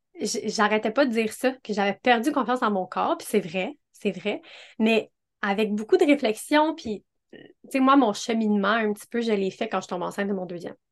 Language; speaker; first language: French; native; French